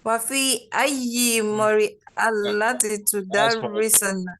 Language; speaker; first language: Arabic; non-native, learner; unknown